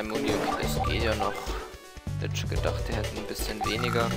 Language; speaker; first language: German; native; German